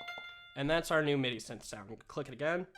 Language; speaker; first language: English; native; English